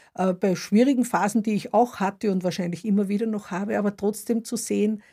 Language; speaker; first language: German; native; German